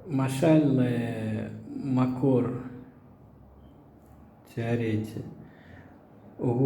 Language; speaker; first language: Hebrew; non-native, fluent; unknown